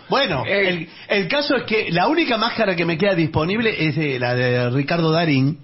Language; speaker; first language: Spanish; native; Spanish